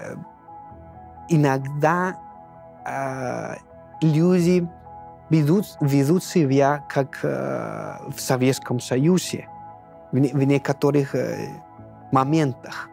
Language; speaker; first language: Russian; non-native, fluent; Spanish